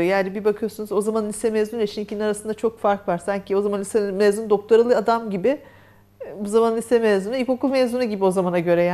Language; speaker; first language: Turkish; native; Turkish